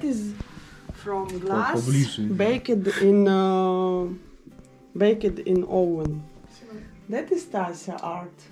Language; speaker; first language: English; non-native, learner; Russian